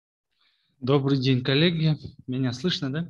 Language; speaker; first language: Russian; non-native, local second language; Kyrgyz